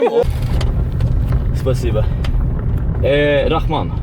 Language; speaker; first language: Russian; non-native, learner; Swedish